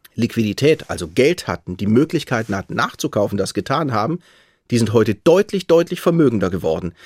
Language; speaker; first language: German; native; German